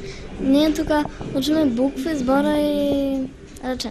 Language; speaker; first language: Macedonian; early bilingual, heritage; Macedonian